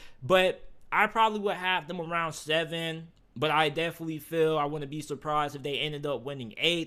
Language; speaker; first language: English; native; English